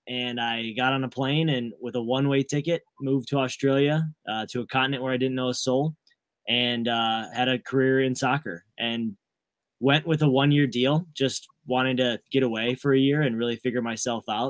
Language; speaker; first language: English; native; English